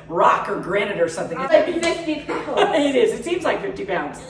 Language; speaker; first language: English; native; English